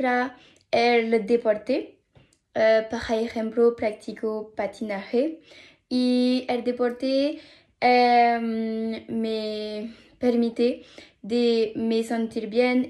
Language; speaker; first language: Spanish; non-native, learner; French